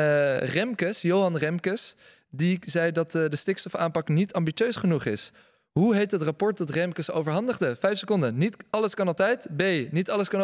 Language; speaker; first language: Dutch; native; Dutch